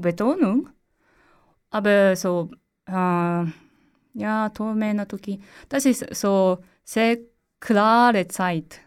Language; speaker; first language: German; non-native, learner; Japanese